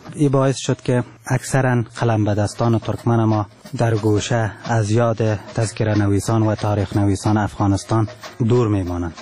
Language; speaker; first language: Persian; non-native, local second language; Turkmen